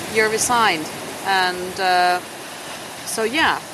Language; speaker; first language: English; non-native, fluent; Finnish